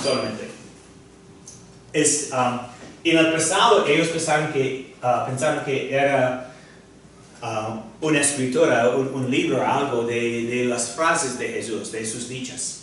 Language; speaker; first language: Spanish; non-native, fluent; English